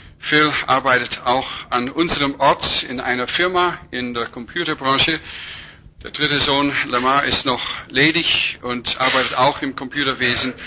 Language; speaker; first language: German; non-native, fluent; English